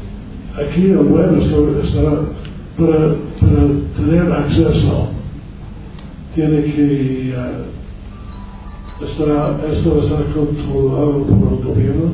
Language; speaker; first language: Spanish; non-native, learner; English